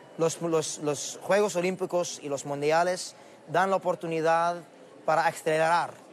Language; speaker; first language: Spanish; non-native, learner; Arabic